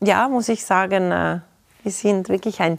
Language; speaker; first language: German; non-native, local second language; Italian